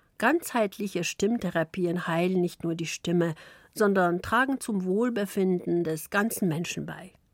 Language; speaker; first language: German; early bilingual, other home language; Polish